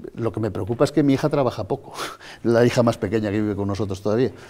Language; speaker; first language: Spanish; native; Spanish